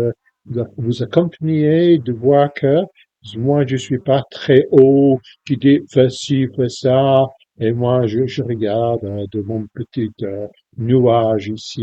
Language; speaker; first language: French; non-native, fluent; English